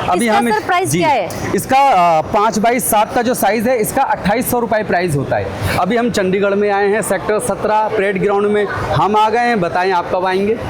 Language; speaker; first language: Hindi; native; Hindi